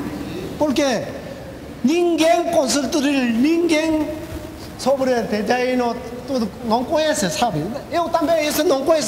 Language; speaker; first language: Portuguese; non-native, learner; Korean